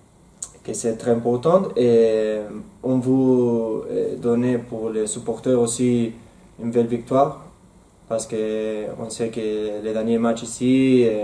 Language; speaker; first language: French; non-native, learner; Spanish